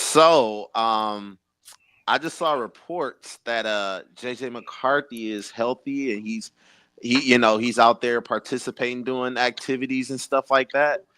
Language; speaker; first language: English; native; English